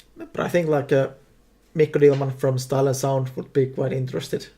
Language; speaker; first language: English; non-native, fluent; Finnish